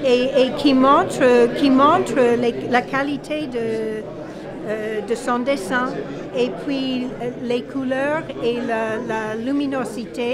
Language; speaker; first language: French; non-native, fluent; English